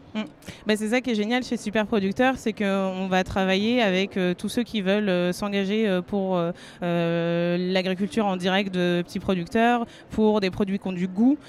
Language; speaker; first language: French; native; French